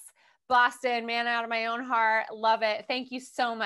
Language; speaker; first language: English; native; English